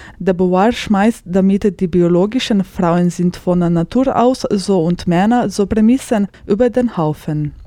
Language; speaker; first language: German; native; German